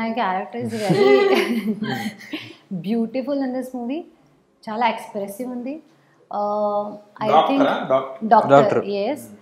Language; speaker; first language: Telugu; non-native, learner; Hindi